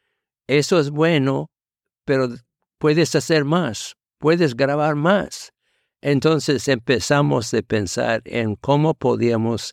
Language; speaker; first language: Spanish; non-native, fluent; English